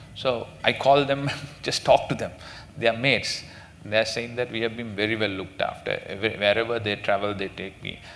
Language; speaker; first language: English; non-native, local second language; Sinhala